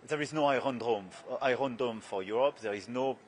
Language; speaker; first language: English; non-native, fluent; French